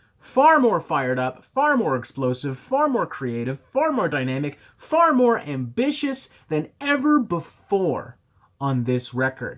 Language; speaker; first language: English; native; English